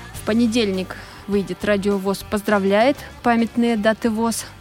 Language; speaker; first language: Russian; native; Russian